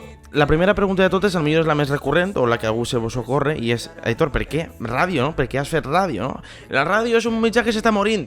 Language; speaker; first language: Catalan; native; Catalan